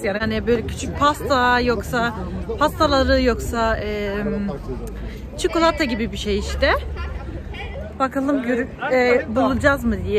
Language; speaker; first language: Turkish; non-native, learner; German